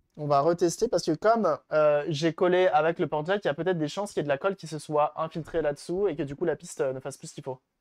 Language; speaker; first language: French; native; French